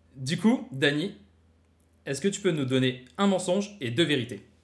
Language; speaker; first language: French; native; French